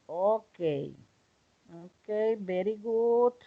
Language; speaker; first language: English; non-native, learner; Spanish